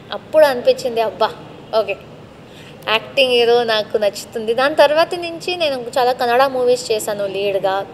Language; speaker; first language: Telugu; non-native, local second language; Tamil